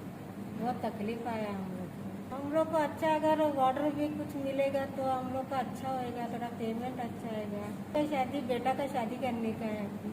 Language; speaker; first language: Hindi; non-native, local second language; Nepali